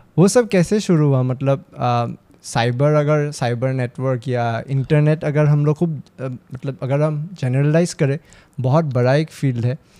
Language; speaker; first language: Hindi; non-native, local second language; Assamese